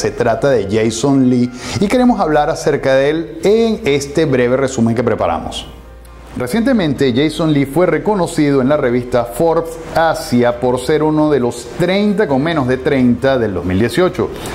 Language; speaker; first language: Spanish; native; Spanish